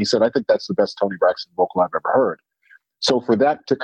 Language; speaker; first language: English; native; English